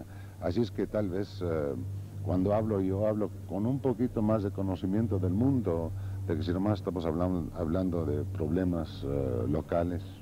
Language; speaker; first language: Spanish; early bilingual, other home language; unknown